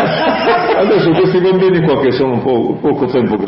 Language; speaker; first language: Italian; early bilingual, heritage; Italian